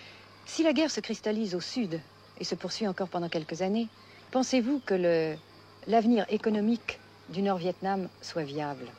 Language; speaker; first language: French; native; French